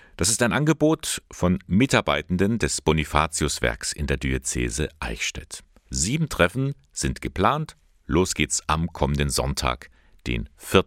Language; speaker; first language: German; native; German